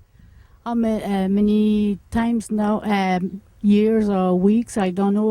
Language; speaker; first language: English; non-native, local second language; French